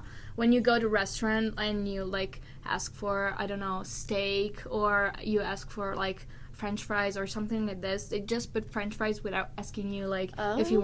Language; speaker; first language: English; non-native, fluent; Italian